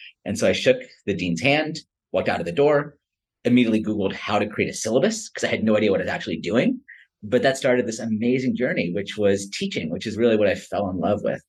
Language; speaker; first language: English; native; English